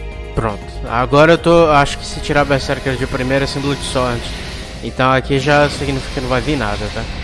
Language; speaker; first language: Portuguese; native; Portuguese